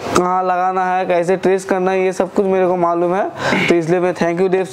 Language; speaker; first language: Hindi; native; Hindi